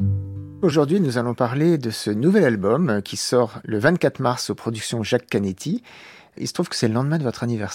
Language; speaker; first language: French; native; French